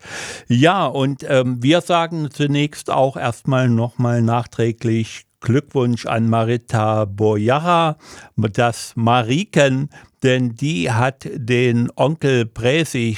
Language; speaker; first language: German; native; German